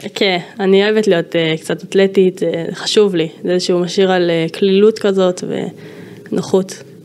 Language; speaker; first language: Hebrew; native; Hebrew